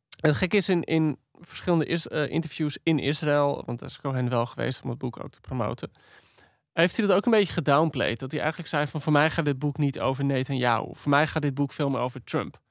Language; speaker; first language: Dutch; native; Dutch